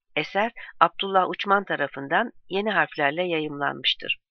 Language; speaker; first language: Turkish; native; Turkish